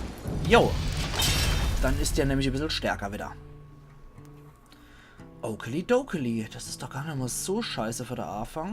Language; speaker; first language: German; native; German